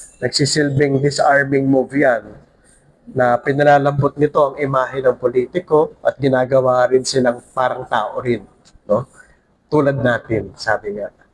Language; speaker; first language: Filipino; native; Filipino